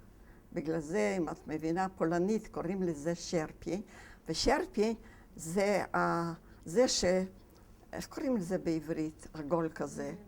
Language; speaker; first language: Hebrew; non-native, fluent; Polish